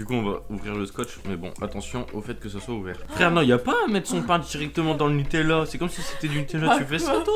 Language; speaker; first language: French; native; French